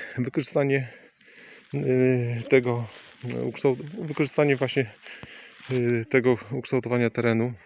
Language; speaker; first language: Polish; native; Polish